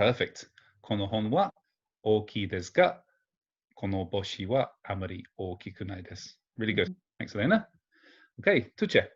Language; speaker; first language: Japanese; non-native, fluent; English